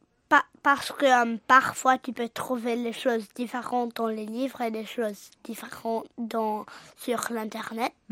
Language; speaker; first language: French; early bilingual, heritage; English